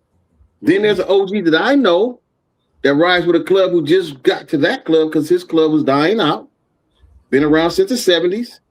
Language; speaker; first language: English; native; English